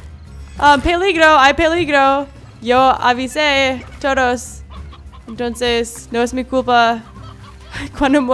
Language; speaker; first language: Spanish; non-native, learner; English